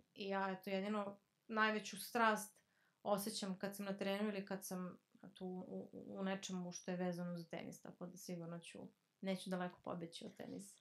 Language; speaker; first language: Croatian; early bilingual, heritage; Serbian